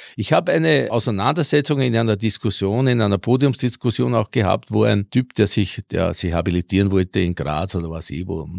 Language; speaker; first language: German; early bilingual, other home language; Croatian